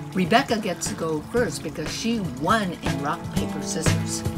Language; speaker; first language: English; native; English